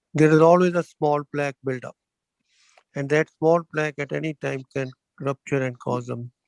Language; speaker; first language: English; non-native, local second language; Punjabi